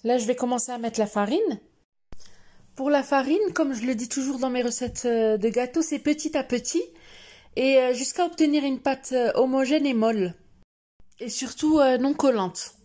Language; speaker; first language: French; non-native, local second language; Arabic